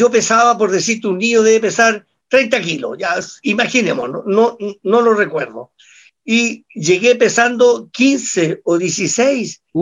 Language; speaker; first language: Spanish; early bilingual, other home language; Italian